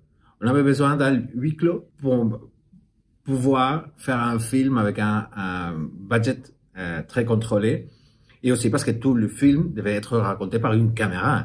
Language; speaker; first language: French; non-native, fluent; Spanish